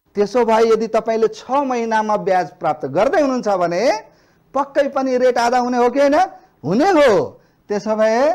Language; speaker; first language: Nepali; non-native, local second language; Maithili